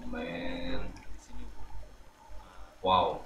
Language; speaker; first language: English; non-native, learner; Indonesian